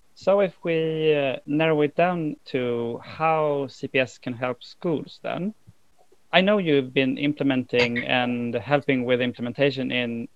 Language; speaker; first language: English; non-native, fluent; Swedish